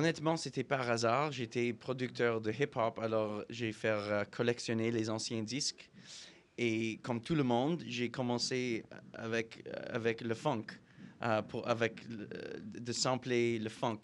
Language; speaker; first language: French; non-native, fluent; English